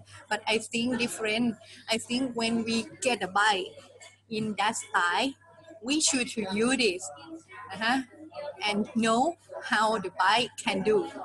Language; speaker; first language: English; non-native, learner; Thai